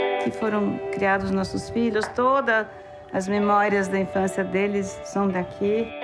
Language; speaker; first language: Portuguese; non-native, fluent; Spanish